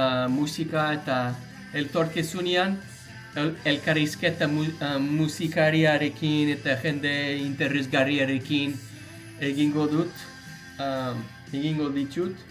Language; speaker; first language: Basque; non-native, learner; English